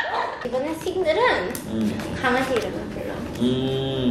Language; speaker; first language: Korean; early bilingual, heritage; English